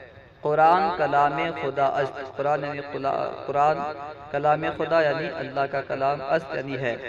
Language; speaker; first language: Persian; non-native, fluent; Urdu